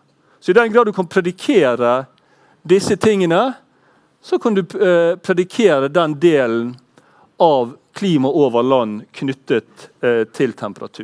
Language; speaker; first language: Norwegian; native; Norwegian